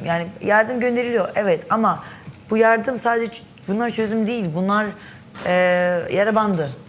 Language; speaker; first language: Turkish; early bilingual, heritage; Turkish